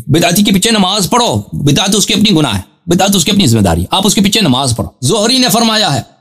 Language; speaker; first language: Urdu; non-native, fluent; Persian